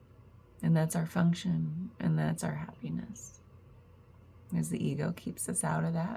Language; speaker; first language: English; native; English